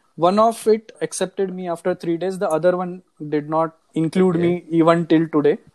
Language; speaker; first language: English; non-native, local second language; Hindi